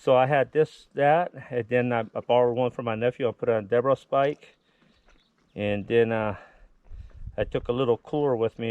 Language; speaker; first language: English; native; English